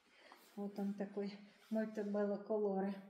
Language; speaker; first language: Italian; non-native, learner; Russian